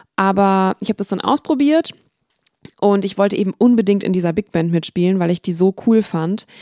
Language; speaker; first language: German; native; German